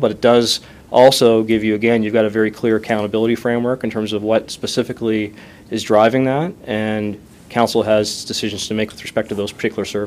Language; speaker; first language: English; native; English